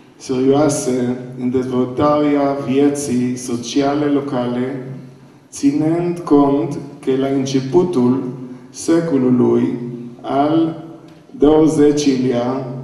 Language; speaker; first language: Romanian; non-native, learner; Hebrew